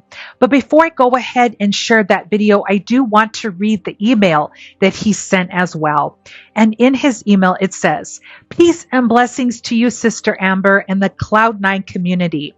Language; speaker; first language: English; native; English